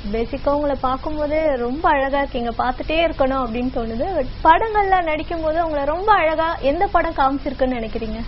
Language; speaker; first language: Tamil; native; Tamil